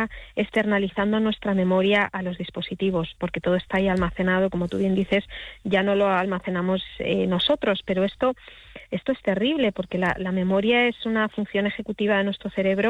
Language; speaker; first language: Spanish; native; Spanish